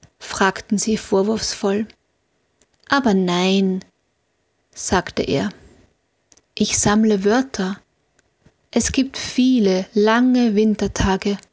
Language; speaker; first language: German; native; German